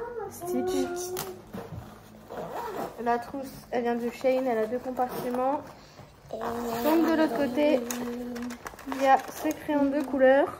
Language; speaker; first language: French; native; French